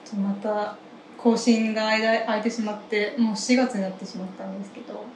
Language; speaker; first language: Japanese; native; Japanese